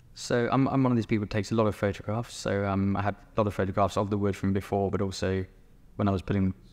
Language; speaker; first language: English; native; English